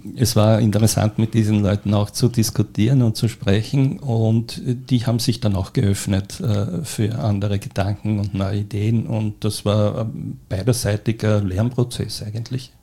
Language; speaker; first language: German; native; German